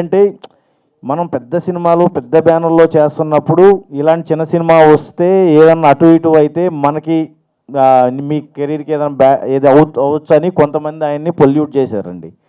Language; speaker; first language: Telugu; native; Telugu